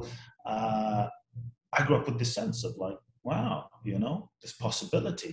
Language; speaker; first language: English; native; English